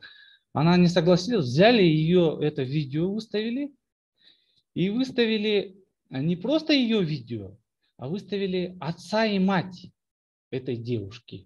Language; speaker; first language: Russian; non-native, local second language; Kyrgyz